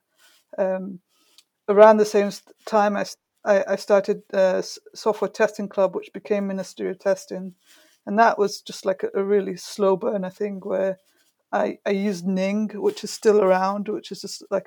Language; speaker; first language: English; native; English